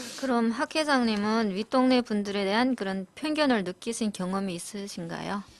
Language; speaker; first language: Korean; native; Korean